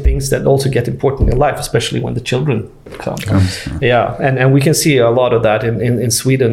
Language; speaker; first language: English; non-native, fluent; Swedish